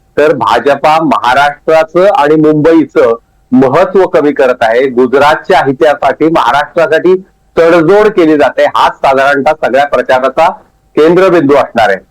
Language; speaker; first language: Marathi; native; Marathi